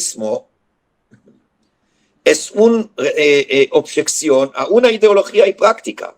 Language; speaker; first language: Spanish; non-native, fluent; Hebrew